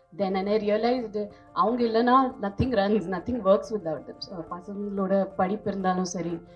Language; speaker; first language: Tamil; non-native, fluent; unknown